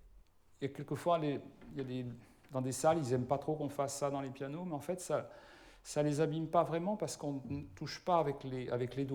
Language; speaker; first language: French; native; French